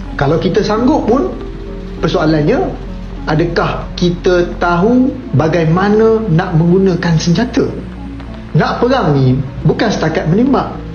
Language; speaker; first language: Malay; native; Malay